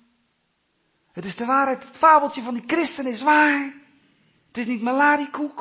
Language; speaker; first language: Dutch; native; Dutch